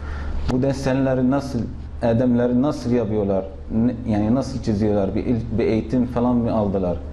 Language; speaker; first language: Turkish; non-native, fluent; Arabic